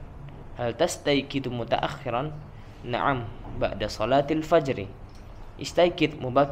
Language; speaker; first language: Arabic; non-native, fluent; Indonesian